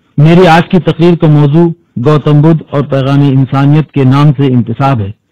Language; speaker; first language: Urdu; native; Urdu